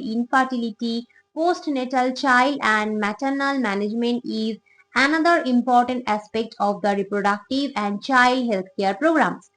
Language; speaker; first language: English; non-native, local second language; Bangla